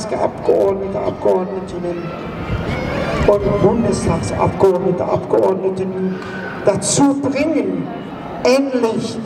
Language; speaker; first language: German; non-native, fluent; Persian